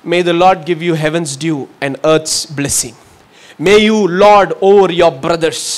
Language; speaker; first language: English; non-native, local second language; Tamil